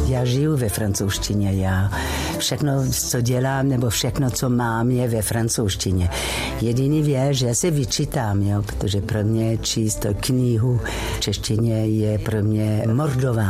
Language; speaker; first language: Czech; non-native, learner; French